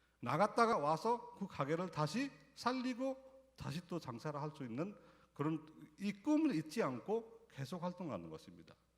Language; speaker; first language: Korean; non-native, fluent; Nepali